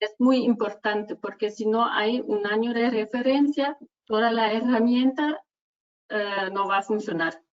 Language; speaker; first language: Spanish; non-native, fluent; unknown